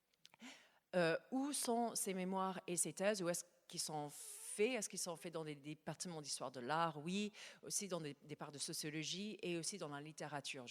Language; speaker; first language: French; non-native, fluent; English